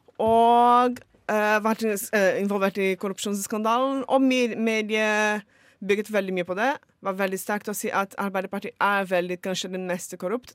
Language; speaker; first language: Norwegian; non-native, fluent; Portuguese